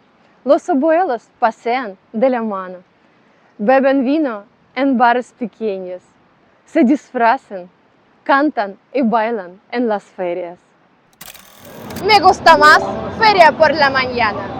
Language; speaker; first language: Spanish; non-native, learner; Russian